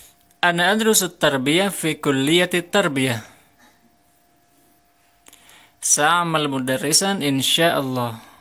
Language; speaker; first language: Arabic; non-native, fluent; Indonesian